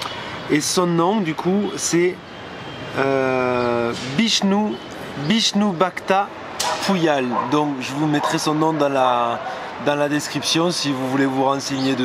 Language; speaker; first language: French; native; French